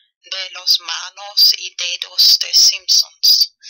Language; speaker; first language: Spanish; non-native, fluent; German